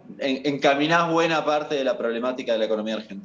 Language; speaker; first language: Spanish; native; Spanish